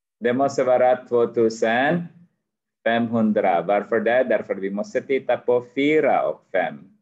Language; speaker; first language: Swedish; non-native, fluent; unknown